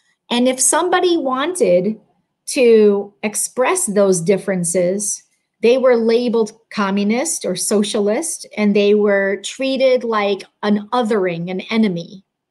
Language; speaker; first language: English; native; English